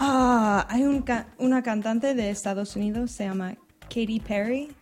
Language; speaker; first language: Spanish; non-native, learner; English